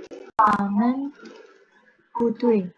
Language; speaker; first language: Chinese; non-native, learner; Indonesian